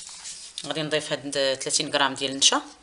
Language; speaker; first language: Arabic; native; Arabic